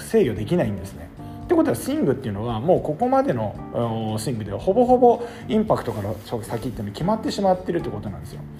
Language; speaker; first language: Japanese; native; Japanese